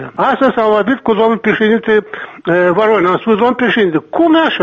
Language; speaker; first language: Romanian; non-native, local second language; Gagauz